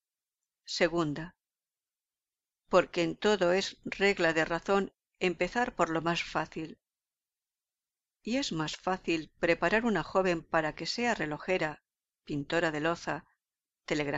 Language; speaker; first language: Spanish; native; Spanish